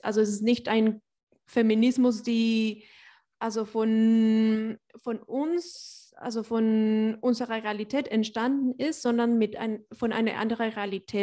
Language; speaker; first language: German; non-native, learner; Spanish